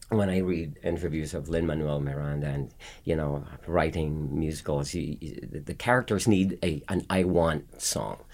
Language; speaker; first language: English; non-native, local second language; Filipino